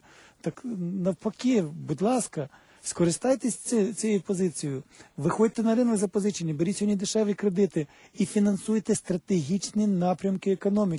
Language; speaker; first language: Ukrainian; native; Ukrainian